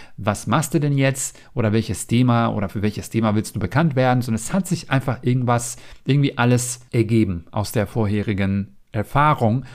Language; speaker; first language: German; non-native, fluent; Macedonian